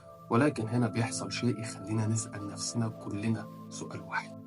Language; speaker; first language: Arabic; native; Arabic